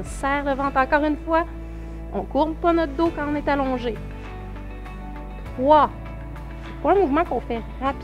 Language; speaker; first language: French; native; French